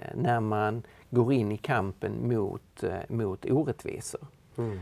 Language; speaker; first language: Swedish; native; Swedish